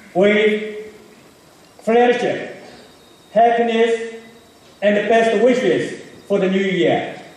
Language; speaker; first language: English; non-native, fluent; Chinese